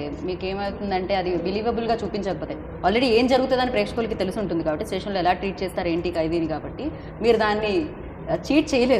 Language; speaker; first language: Telugu; native; Telugu